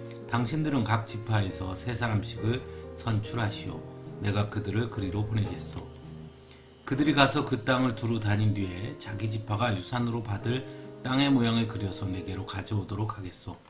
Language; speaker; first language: Korean; native; Korean